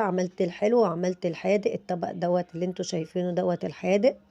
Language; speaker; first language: Arabic; native; Arabic